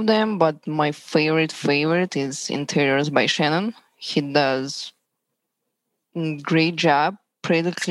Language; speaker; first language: English; non-native, learner; Russian